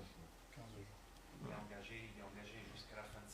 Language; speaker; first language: French; native; French